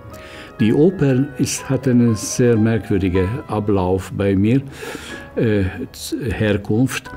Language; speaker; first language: German; non-native, fluent; Hungarian